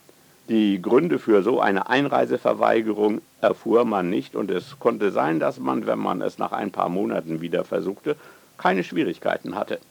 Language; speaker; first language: German; native; German